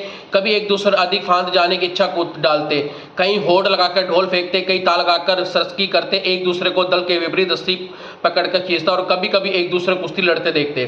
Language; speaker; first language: Hindi; native; Hindi